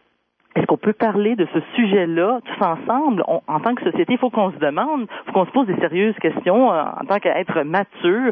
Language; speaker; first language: French; native; French